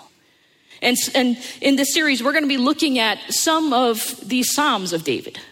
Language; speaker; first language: English; native; English